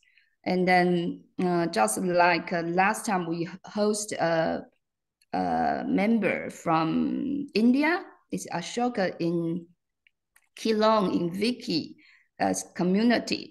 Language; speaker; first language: English; non-native, fluent; Chinese